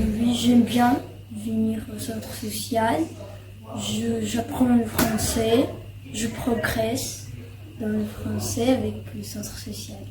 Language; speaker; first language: French; early bilingual, other home language; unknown